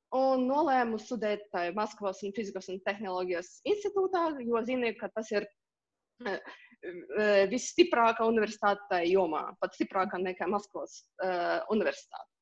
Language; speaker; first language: Latvian; non-native, local second language; Russian